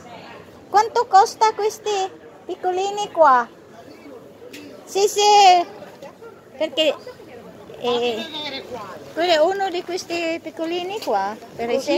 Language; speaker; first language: Italian; non-native, fluent; Filipino